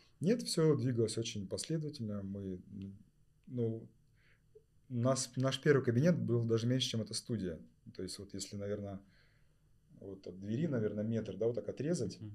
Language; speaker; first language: Russian; native; Russian